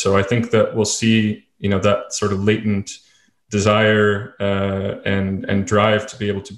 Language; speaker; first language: English; native; English